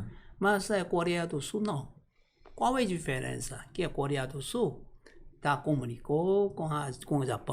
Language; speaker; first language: Portuguese; non-native, learner; Korean